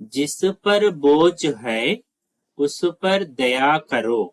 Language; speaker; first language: Hindi; non-native, local second language; Telugu